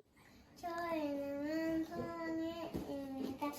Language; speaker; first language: Korean; early bilingual, heritage; Korean